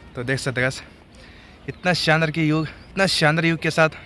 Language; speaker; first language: Hindi; non-native, local second language; Kannada